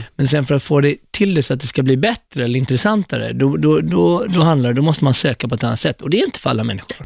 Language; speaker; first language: Swedish; native; Swedish